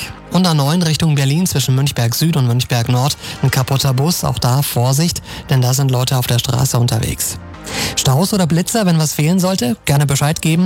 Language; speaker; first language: German; native; German